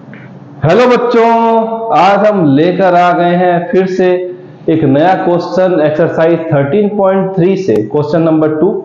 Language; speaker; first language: Hindi; native; Hindi